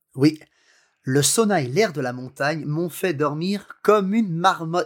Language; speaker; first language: French; native; French